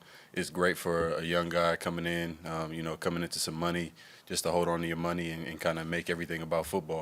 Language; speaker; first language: English; native; English